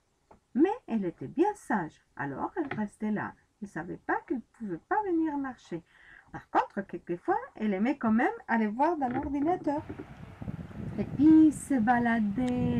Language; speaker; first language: French; non-native, fluent; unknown